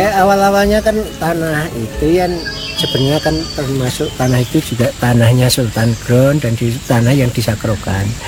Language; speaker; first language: Indonesian; non-native, local second language; Javanese